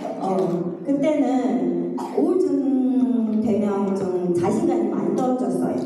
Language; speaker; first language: Korean; non-native, learner; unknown